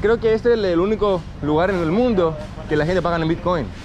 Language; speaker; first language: Spanish; non-native, fluent; Greek